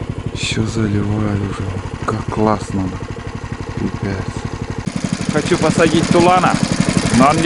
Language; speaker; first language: Russian; native; Russian